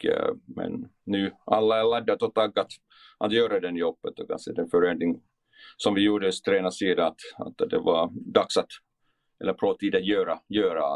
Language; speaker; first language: Swedish; non-native, fluent; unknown